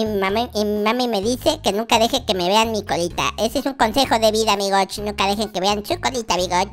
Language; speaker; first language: Spanish; native; Spanish